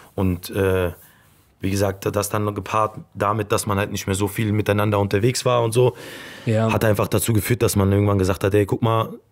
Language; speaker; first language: German; native; German